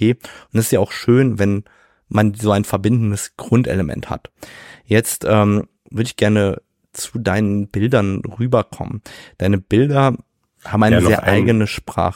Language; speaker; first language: German; native; German